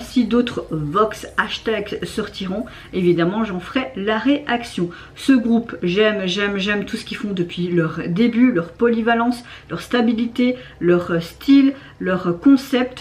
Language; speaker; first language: French; native; French